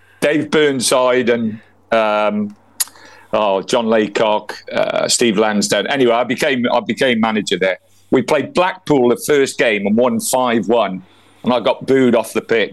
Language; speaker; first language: English; native; English